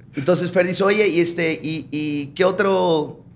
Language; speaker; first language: Spanish; early bilingual, heritage; Spanish